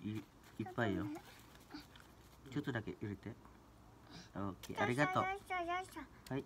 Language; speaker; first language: Japanese; non-native, learner; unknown